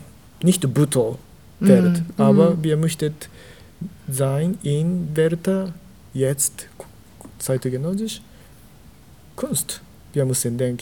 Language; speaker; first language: German; non-native, learner; Japanese